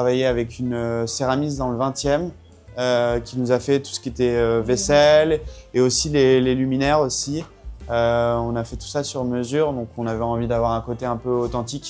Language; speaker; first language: French; native; French